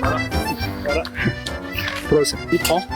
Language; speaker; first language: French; non-native, learner; Slovenian